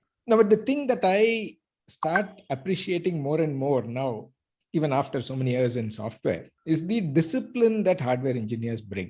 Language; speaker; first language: English; non-native, local second language; Tamil